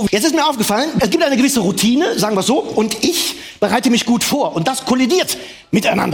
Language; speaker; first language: German; native; German